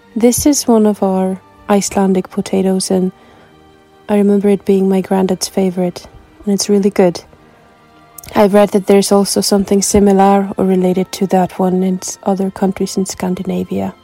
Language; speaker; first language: English; non-native, fluent; Icelandic